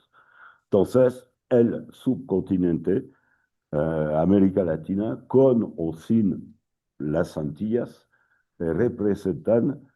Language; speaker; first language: Spanish; non-native, fluent; French